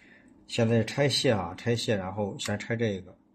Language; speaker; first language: Chinese; native; Chinese